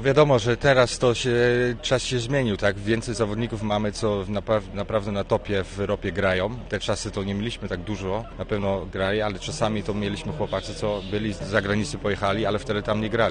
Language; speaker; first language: Polish; early bilingual, heritage; Polish